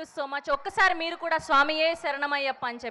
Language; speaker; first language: Telugu; native; Telugu